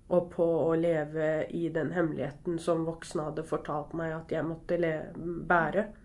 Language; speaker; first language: Norwegian; early bilingual, other home language; Arabic